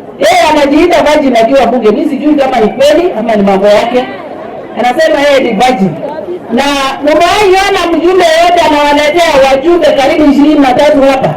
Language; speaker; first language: Swahili; non-native, local second language; Masai